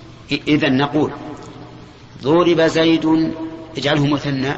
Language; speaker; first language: Arabic; native; Arabic